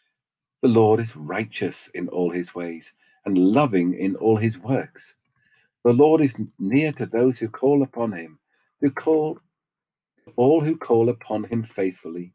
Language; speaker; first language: English; native; English